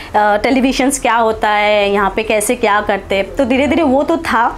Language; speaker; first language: Hindi; non-native, local second language; Bangla